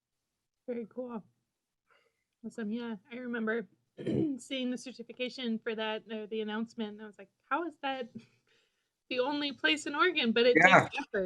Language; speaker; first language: English; native; English